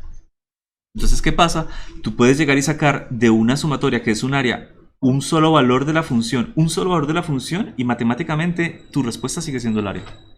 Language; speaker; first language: Spanish; native; Spanish